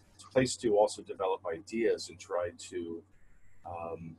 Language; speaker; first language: English; native; English